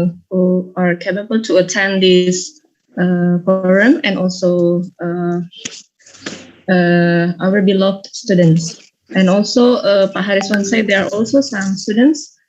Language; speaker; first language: English; non-native, fluent; Indonesian